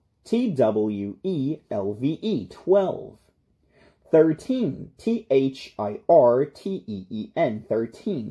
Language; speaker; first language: English; non-native, fluent; Portuguese